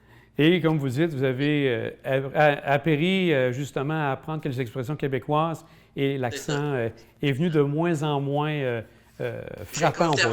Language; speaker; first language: French; native; French